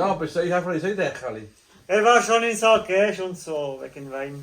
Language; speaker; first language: German; native; German